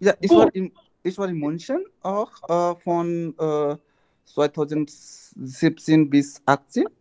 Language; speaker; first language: German; non-native, learner; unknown